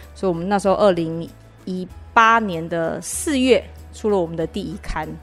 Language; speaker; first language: Chinese; native; Chinese